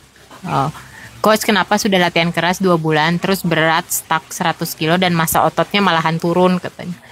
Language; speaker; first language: Indonesian; native; Indonesian